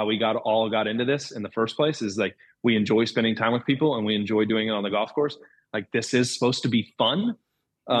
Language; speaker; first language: English; native; English